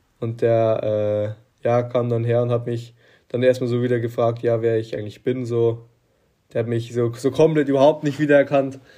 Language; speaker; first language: German; native; German